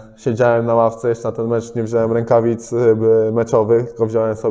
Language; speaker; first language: Polish; native; Polish